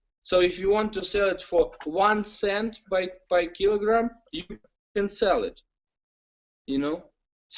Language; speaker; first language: English; non-native, learner; Ukrainian